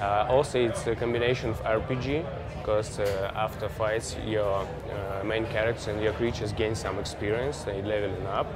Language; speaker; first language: English; non-native, fluent; Russian